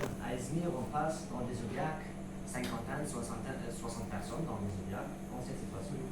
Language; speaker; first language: French; non-native, fluent; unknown